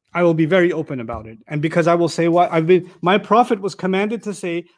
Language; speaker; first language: English; non-native, local second language; Urdu